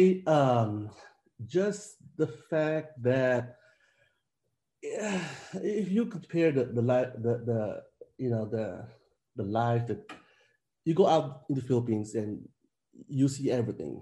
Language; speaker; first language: English; non-native, local second language; Filipino